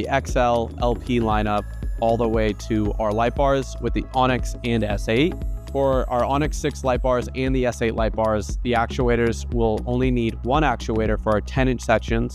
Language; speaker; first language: English; native; English